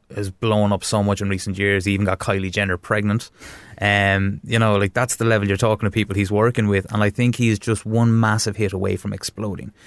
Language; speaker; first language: English; native; English